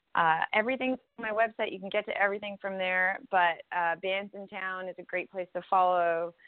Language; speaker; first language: English; native; English